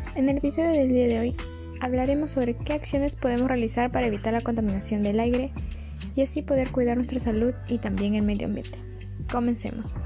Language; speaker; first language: Spanish; native; Spanish